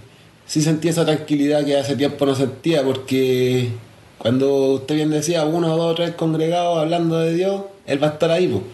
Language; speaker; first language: Spanish; native; Spanish